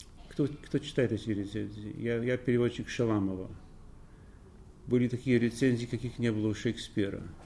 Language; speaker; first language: Russian; non-native, fluent; English